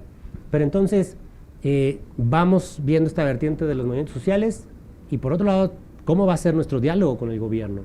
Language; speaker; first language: Spanish; native; Spanish